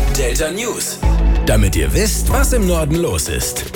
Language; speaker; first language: German; native; German